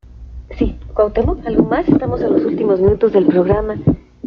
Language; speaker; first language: Spanish; native; Spanish